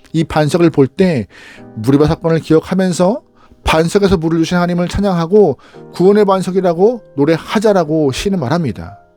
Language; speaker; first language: Korean; native; Korean